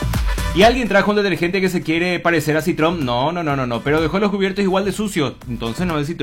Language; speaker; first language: Spanish; native; Spanish